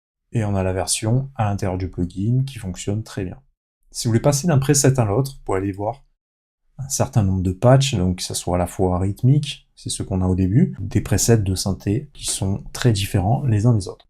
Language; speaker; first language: French; native; French